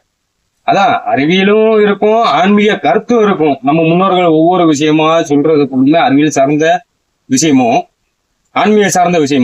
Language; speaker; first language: Tamil; native; Tamil